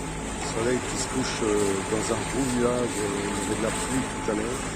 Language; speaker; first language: French; native; French